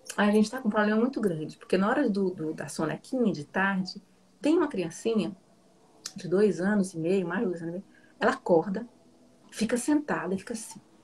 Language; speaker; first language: Portuguese; native; Portuguese